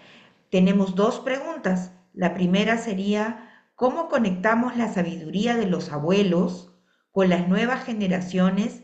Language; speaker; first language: Spanish; native; Spanish